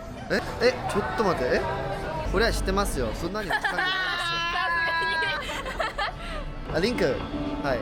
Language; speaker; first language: Japanese; non-native, learner; Korean